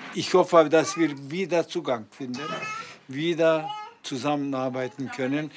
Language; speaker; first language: German; non-native, fluent; Turkish